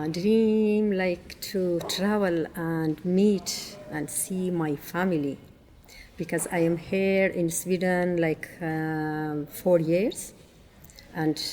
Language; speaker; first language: English; non-native, learner; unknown